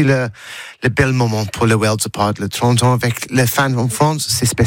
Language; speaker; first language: French; non-native, learner; English